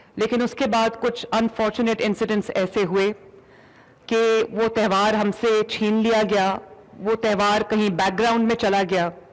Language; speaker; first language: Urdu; native; Urdu